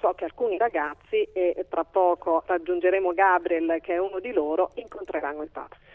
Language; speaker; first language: Italian; native; Italian